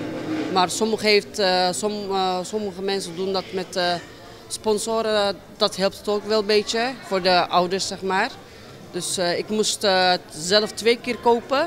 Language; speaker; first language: Dutch; non-native, local second language; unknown